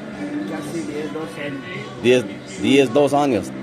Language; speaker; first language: Spanish; native; Spanish